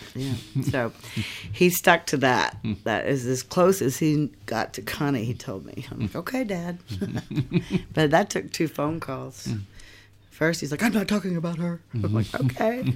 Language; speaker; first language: English; native; English